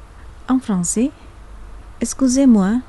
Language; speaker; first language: French; non-native, fluent; Indonesian